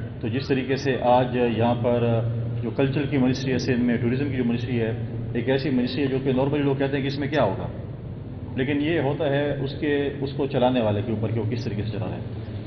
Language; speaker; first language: Urdu; non-native, local second language; Saraiki